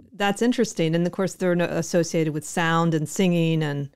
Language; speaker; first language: English; native; English